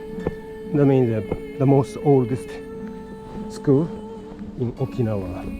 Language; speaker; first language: English; non-native, learner; Japanese